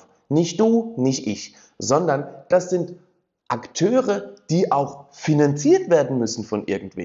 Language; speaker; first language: German; native; German